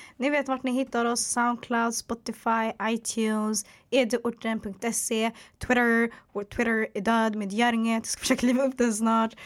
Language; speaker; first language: Swedish; early bilingual, other home language; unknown